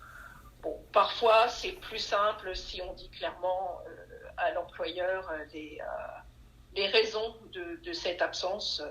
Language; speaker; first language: French; native; French